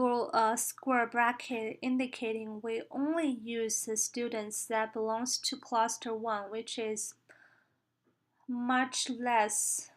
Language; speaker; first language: English; non-native, fluent; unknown